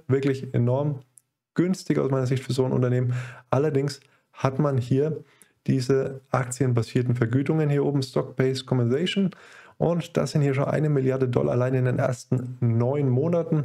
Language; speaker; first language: German; native; German